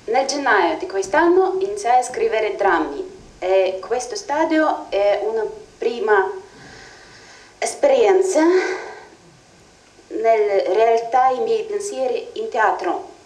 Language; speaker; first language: Italian; non-native, learner; Russian